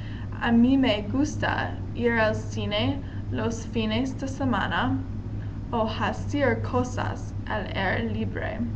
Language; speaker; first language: Spanish; non-native, learner; English